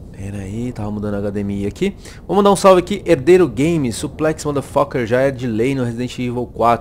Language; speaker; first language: Portuguese; native; Portuguese